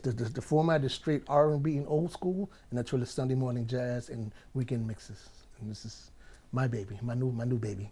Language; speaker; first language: English; native; English